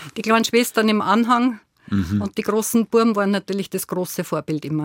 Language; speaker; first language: German; native; German